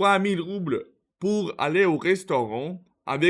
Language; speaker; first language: French; non-native, learner; Russian